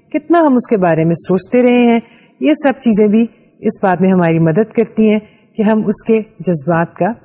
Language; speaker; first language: Urdu; native; Urdu